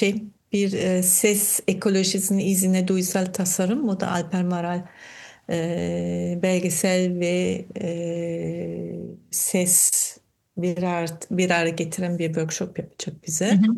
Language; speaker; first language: Turkish; non-native, fluent; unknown